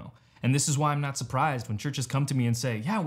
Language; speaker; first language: English; native; English